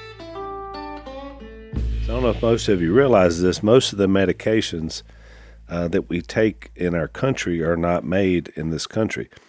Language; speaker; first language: English; native; English